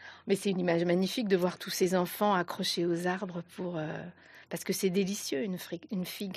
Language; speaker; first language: French; native; French